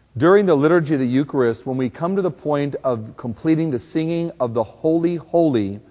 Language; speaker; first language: English; native; English